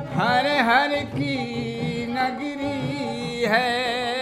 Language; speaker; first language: Hindi; native; Hindi